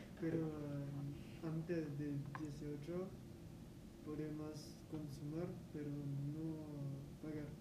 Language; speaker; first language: Spanish; non-native, learner; French